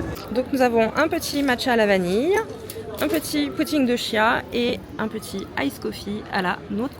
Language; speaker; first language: French; native; French